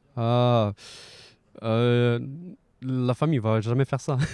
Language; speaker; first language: French; non-native, fluent; Chinese